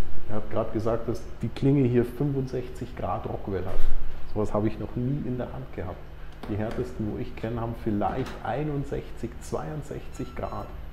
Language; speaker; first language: German; native; German